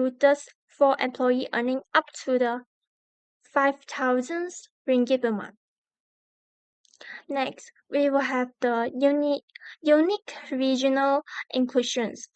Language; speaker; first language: English; non-native, learner; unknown